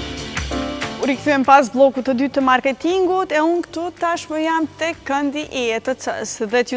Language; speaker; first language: Albanian; native; Albanian